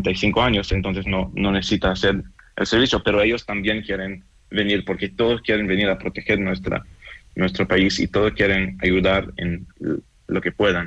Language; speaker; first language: Spanish; non-native, fluent; Hebrew